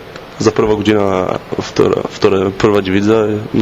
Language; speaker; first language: Bulgarian; non-native, learner; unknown